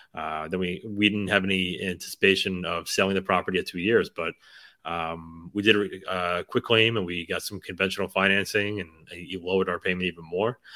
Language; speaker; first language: English; native; English